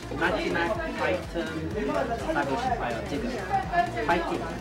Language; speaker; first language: Korean; non-native, learner; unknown